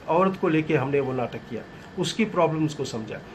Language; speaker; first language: Hindi; native; Hindi